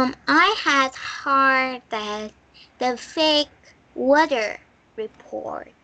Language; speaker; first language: English; non-native, learner; Korean